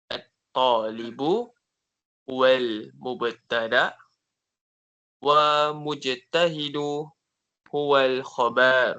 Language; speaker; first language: Arabic; non-native, learner; Malay